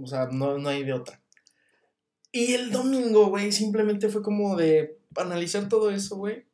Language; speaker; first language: Spanish; native; Spanish